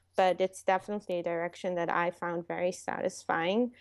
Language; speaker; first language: English; non-native, fluent; Hebrew